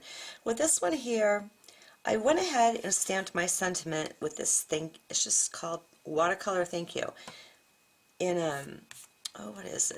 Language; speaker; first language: English; native; English